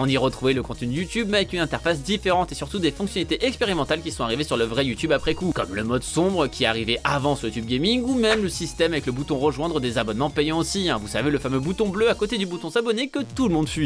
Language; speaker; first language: French; native; French